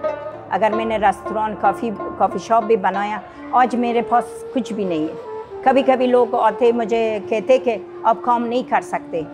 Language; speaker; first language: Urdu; non-native, fluent; Persian